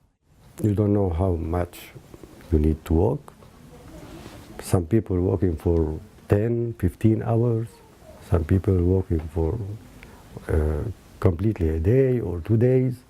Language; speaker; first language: English; non-native, learner; Arabic